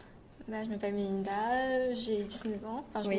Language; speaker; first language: French; native; French